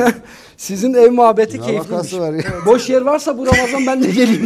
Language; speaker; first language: Turkish; native; Turkish